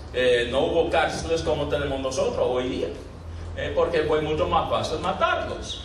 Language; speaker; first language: Spanish; non-native, fluent; English